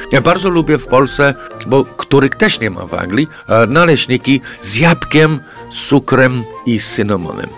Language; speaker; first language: Polish; non-native, fluent; English